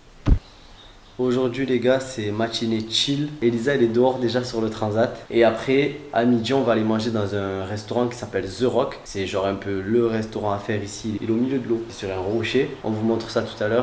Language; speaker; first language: French; native; French